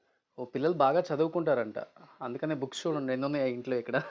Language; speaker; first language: Telugu; native; Telugu